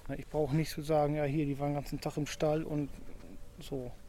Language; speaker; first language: German; native; German